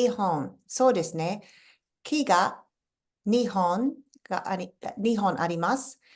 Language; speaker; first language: Japanese; non-native, fluent; English